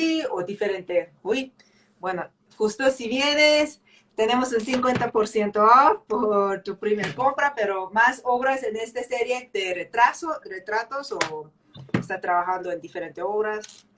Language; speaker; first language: Spanish; early bilingual, heritage; English